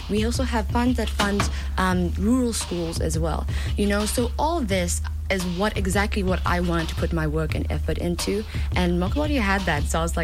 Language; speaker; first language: English; native; English